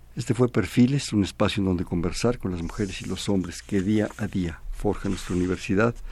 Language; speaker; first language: Spanish; native; Spanish